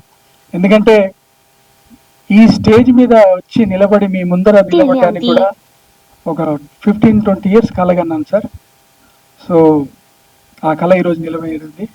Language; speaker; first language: Telugu; native; Telugu